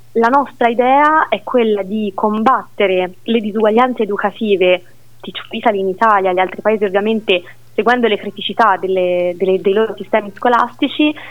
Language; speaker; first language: Italian; native; Italian